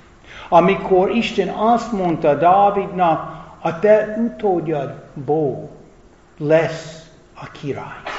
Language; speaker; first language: Hungarian; non-native, fluent; English